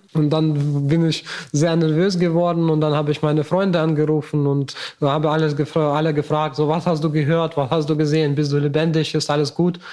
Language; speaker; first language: German; non-native, fluent; Ukrainian